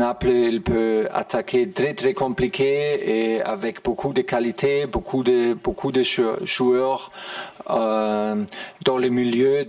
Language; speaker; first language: French; non-native, fluent; German